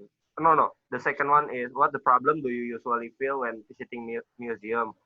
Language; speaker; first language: English; non-native, learner; Indonesian